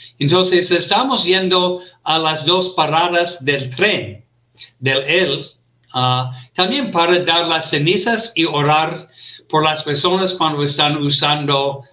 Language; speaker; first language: Spanish; non-native, fluent; English